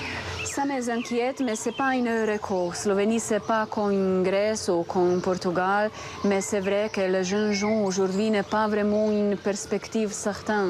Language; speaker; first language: French; non-native, fluent; Slovenian